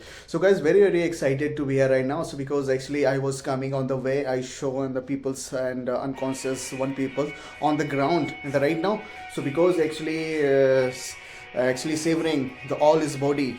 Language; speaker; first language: English; non-native, learner; Hindi